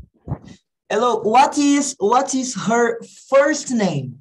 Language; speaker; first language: English; non-native, learner; Portuguese